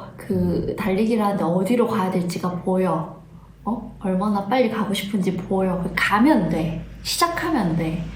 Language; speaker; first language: Korean; native; Korean